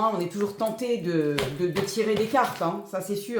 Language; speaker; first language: French; native; French